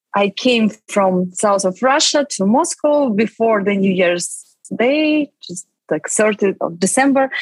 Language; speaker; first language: English; non-native, fluent; Russian